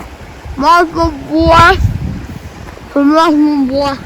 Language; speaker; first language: French; native; French